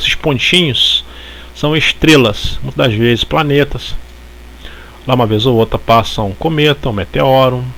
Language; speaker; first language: Portuguese; native; Portuguese